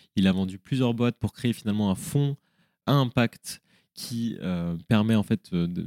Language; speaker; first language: French; native; French